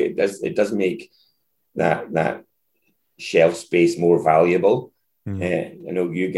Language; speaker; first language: English; native; English